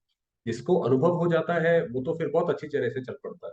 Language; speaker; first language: Hindi; native; Hindi